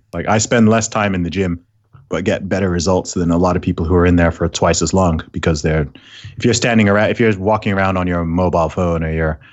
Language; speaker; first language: English; early bilingual, other home language; Arabic